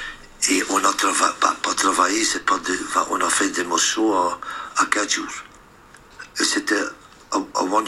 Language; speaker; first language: French; non-native, local second language; Dutch